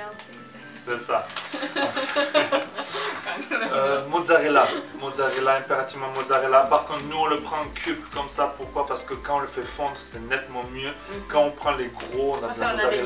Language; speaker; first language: French; native; French